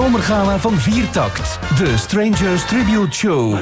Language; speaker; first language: Dutch; native; Dutch